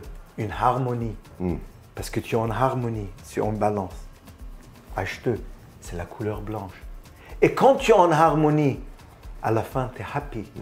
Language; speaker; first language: French; non-native, fluent; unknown